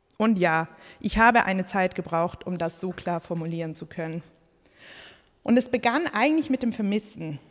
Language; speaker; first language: German; early bilingual, other home language; Croatian